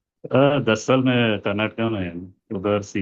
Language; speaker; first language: Hindi; non-native, local second language; Telugu